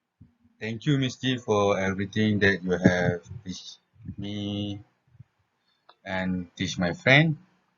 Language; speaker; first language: English; non-native, local second language; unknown